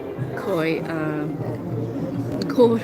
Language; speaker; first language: Russian; non-native, learner; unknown